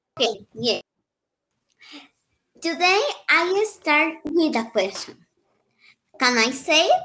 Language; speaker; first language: English; non-native, learner; Spanish